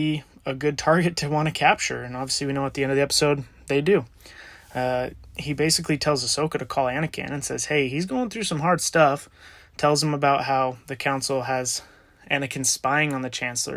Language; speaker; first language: English; native; English